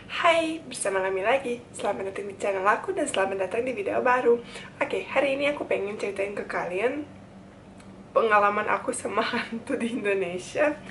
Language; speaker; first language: Indonesian; non-native, fluent; Bosnian